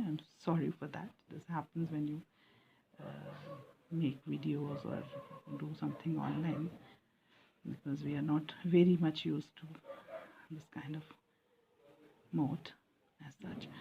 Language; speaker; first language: English; non-native, local second language; Hindi